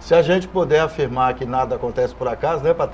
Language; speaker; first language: Portuguese; native; Portuguese